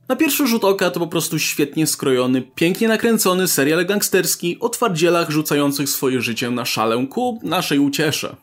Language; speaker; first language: Polish; native; Polish